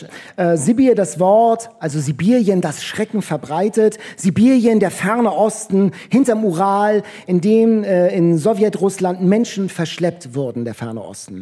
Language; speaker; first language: German; native; German